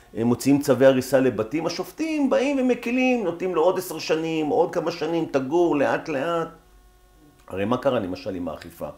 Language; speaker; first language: Hebrew; native; Hebrew